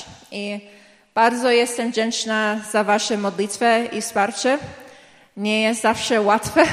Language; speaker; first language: Polish; early bilingual, heritage; English